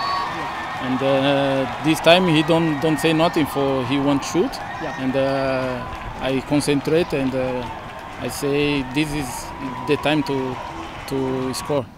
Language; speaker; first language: English; non-native, learner; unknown